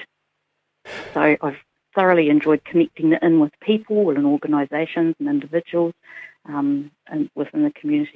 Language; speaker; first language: English; native; English